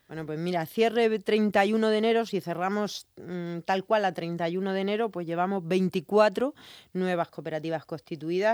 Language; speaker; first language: Spanish; native; Spanish